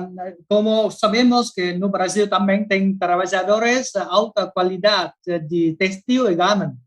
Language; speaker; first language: Spanish; non-native, learner; Vietnamese